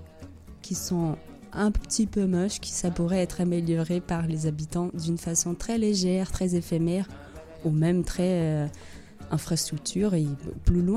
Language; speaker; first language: French; non-native, fluent; Portuguese